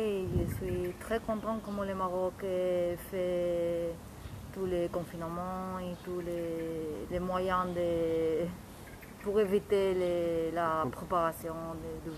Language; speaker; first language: French; non-native, learner; Spanish